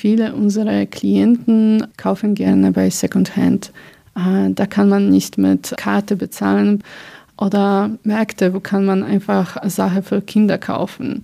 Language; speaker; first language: German; non-native, fluent; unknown